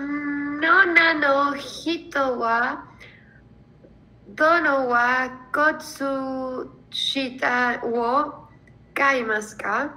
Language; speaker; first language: Japanese; non-native, learner; Spanish